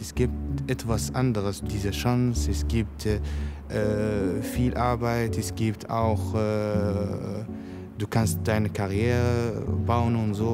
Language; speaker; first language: German; non-native, learner; Arabic